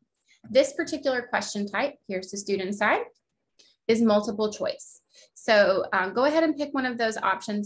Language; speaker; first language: English; native; English